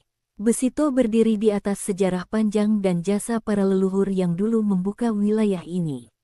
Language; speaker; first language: Indonesian; native; Indonesian